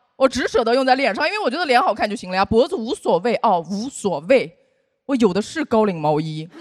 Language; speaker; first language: Chinese; non-native, local second language; Uyghur